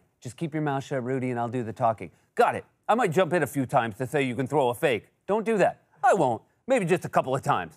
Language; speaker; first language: English; native; English